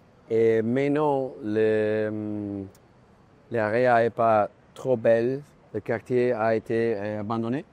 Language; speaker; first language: French; non-native, learner; Spanish